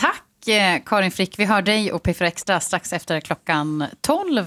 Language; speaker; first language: Swedish; native; Swedish